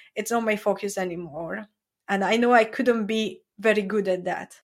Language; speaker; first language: English; non-native, fluent; Italian